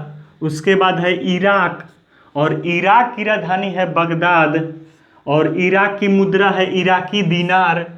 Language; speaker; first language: Hindi; native; Hindi